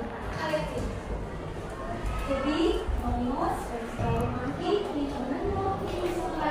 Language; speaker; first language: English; non-native, learner; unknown